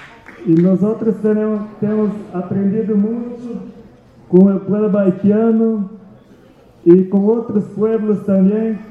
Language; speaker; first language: Spanish; non-native, fluent; Portuguese